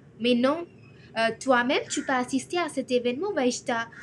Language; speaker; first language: French; non-native, learner; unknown